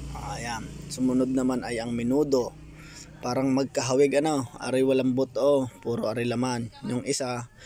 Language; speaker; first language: Filipino; native; Filipino